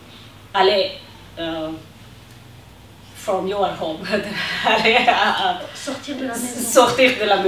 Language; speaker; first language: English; non-native, fluent; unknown